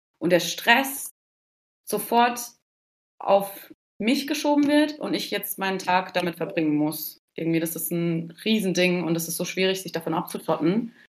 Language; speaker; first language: German; early bilingual, other home language; Turkish